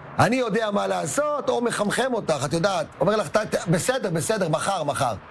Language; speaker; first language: Hebrew; native; Hebrew